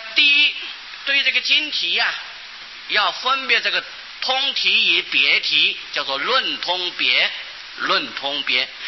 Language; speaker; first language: Chinese; non-native, local second language; Hakka Chinese